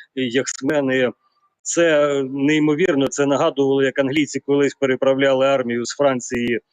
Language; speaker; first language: Ukrainian; native; Ukrainian